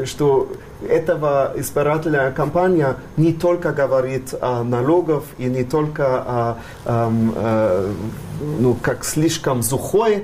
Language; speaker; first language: Russian; non-native, fluent; German